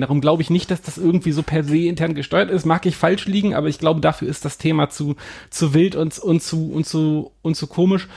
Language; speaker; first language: German; native; German